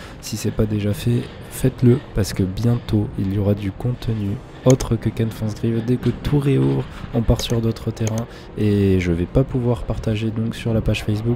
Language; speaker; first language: French; native; French